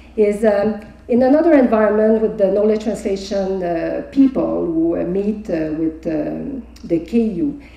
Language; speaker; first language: English; non-native, fluent; French